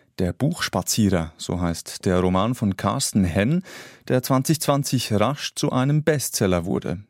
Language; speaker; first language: German; native; German